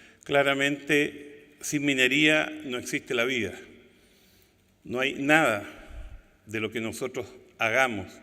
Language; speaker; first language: Spanish; native; Spanish